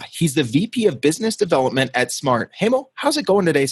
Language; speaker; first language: English; native; English